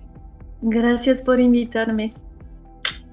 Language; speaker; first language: Spanish; non-native, fluent; French